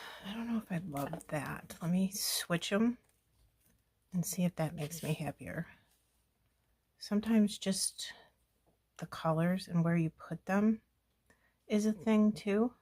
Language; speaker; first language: English; native; English